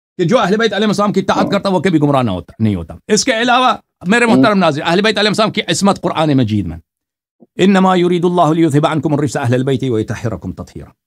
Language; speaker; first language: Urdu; non-native, fluent; Persian